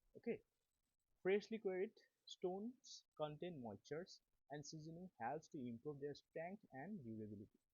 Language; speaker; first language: English; non-native, local second language; Assamese